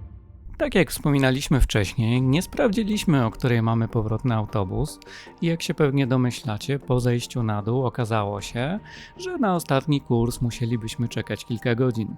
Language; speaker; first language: Polish; native; Polish